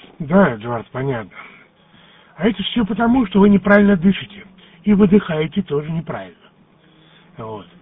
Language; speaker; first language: Russian; native; Russian